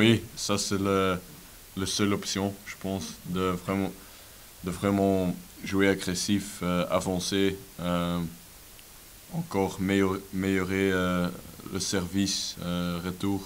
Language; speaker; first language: French; non-native, local second language; Dutch